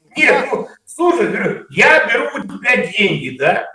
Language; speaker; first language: Russian; native; Russian